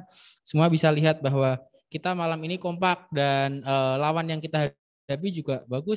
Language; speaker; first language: Indonesian; native; Indonesian